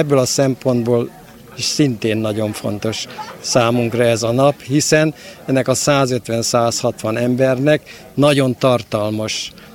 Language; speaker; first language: Hungarian; native; Hungarian